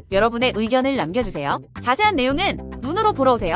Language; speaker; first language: Korean; native; Korean